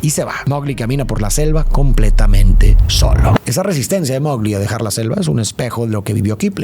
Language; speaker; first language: Spanish; native; Spanish